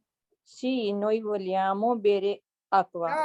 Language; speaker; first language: Italian; non-native, learner; Punjabi